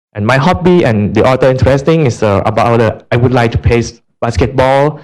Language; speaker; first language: English; non-native, learner; Thai